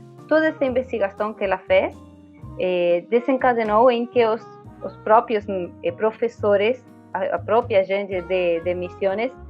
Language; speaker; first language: Portuguese; non-native, fluent; Spanish